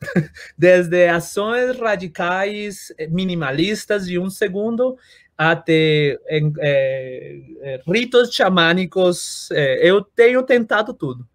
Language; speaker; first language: Portuguese; non-native, fluent; Spanish